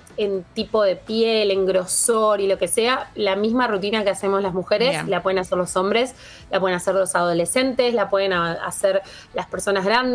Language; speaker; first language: Spanish; native; Spanish